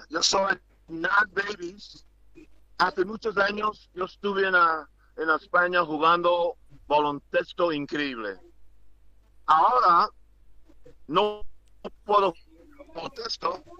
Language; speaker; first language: Spanish; non-native, learner; English